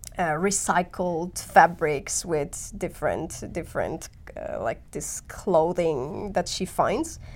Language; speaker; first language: English; non-native, fluent; Polish